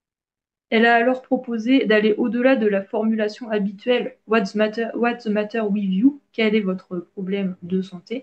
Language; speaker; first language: French; native; French